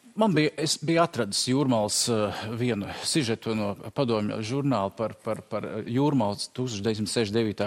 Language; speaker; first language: Latvian; native; Latvian